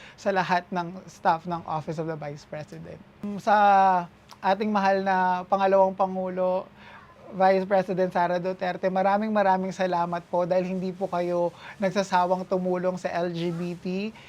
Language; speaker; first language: Filipino; native; Filipino